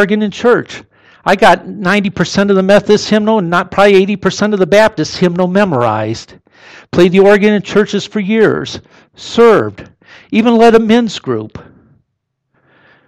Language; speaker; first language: English; native; English